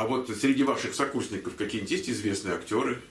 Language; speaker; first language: Russian; native; Russian